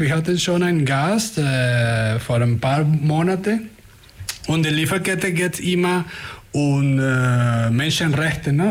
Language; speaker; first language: German; non-native, fluent; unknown